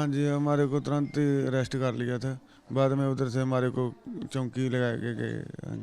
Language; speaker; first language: Hindi; non-native, local second language; Punjabi